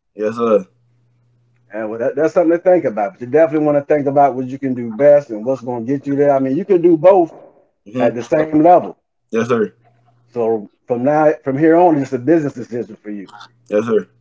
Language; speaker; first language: English; native; English